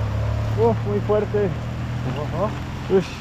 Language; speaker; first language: Spanish; non-native, learner; English